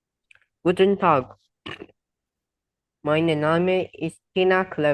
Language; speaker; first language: German; non-native, learner; Indonesian